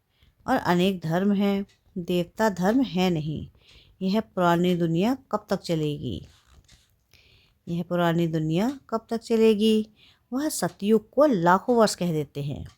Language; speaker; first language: Hindi; native; Hindi